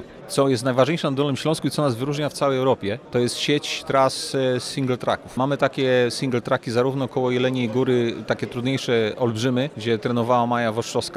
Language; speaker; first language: Polish; native; Polish